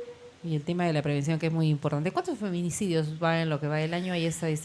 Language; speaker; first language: Spanish; native; Spanish